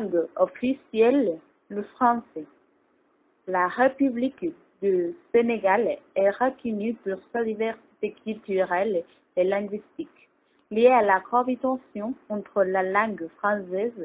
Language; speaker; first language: French; non-native, learner; Spanish